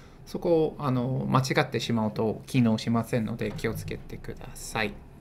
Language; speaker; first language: Japanese; non-native, fluent; English